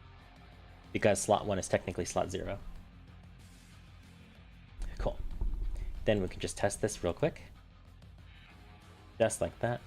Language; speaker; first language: English; native; English